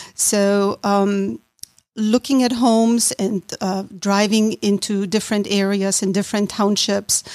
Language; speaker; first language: English; non-native, fluent; German